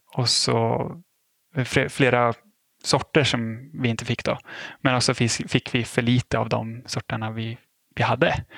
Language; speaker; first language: Swedish; native; Swedish